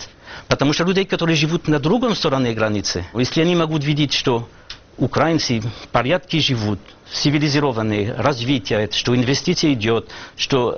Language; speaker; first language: Russian; non-native, learner; French